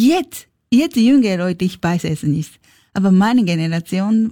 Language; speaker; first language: German; non-native, learner; Japanese